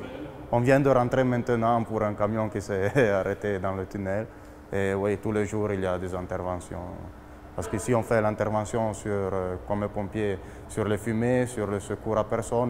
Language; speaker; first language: French; non-native, fluent; Italian